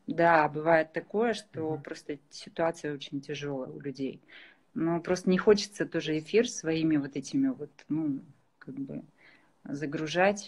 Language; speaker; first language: Russian; native; Russian